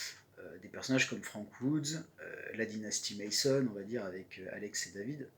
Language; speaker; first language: French; native; French